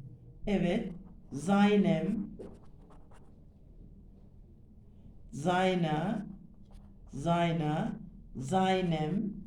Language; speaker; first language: German; non-native, fluent; Turkish